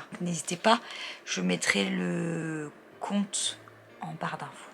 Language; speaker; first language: French; native; French